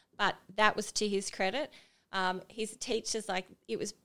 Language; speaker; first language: English; native; English